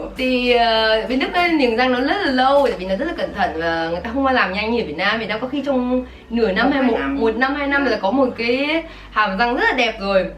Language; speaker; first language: Vietnamese; early bilingual, heritage; Vietnamese